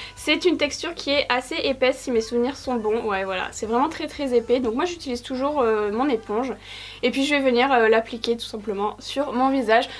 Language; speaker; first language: French; native; French